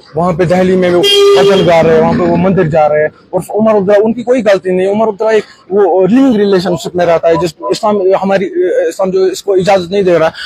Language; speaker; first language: Hindi; non-native, local second language; Kashmiri